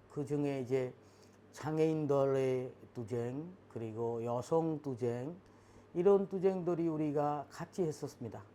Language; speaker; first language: Korean; non-native, learner; Bangla